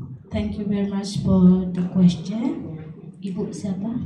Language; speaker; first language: English; non-native, fluent; Indonesian